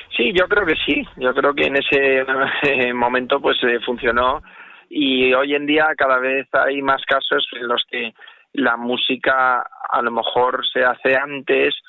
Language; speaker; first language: Spanish; native; Spanish